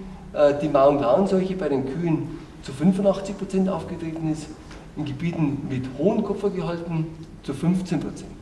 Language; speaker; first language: German; native; German